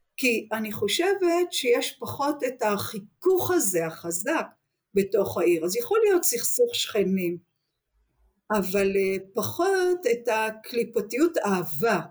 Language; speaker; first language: Hebrew; native; Hebrew